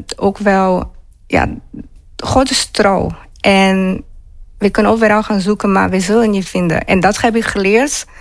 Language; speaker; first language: Dutch; non-native, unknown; Portuguese